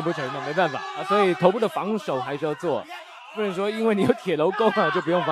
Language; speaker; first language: Chinese; native; Chinese